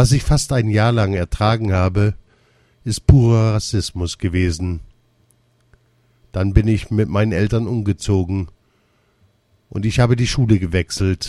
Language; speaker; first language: German; early bilingual, other home language; Russian